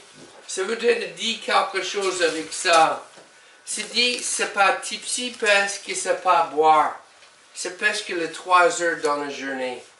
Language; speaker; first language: French; non-native, learner; English